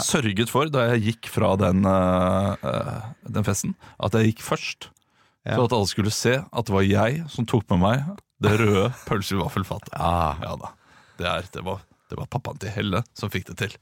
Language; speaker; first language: Norwegian; native; Norwegian